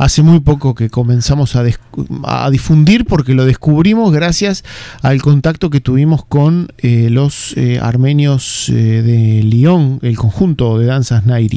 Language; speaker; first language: Spanish; native; Spanish